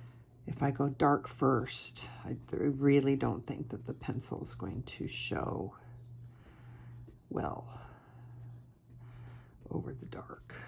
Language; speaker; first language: English; native; English